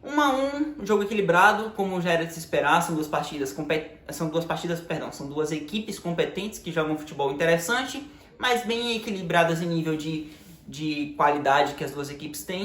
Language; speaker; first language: Portuguese; native; Portuguese